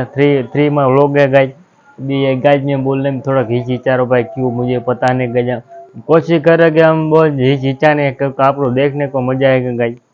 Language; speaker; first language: Hindi; non-native, local second language; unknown